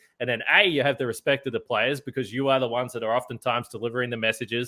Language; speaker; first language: English; native; English